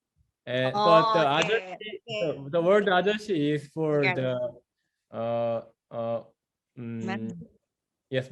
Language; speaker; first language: English; non-native, fluent; Korean